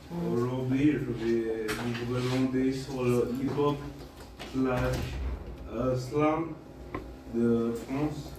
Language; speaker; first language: French; non-native, fluent; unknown